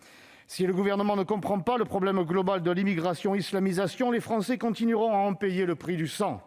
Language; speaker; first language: French; native; French